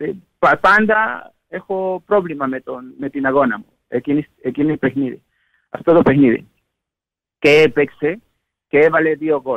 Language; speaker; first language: Greek; non-native, learner; Spanish